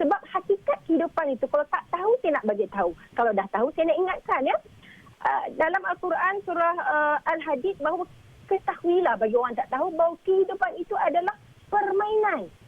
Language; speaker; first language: Malay; native; Malay